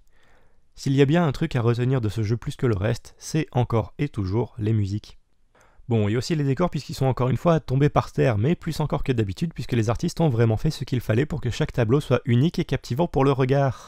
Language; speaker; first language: French; native; French